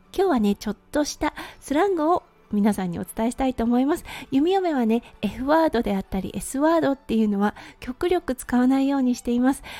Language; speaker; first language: Japanese; native; Japanese